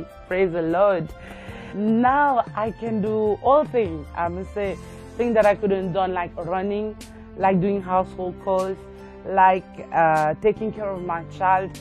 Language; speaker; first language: English; non-native, local second language; Morisyen